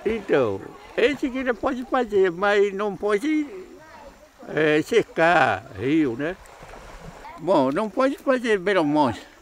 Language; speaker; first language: Portuguese; non-native, local second language; Kayapó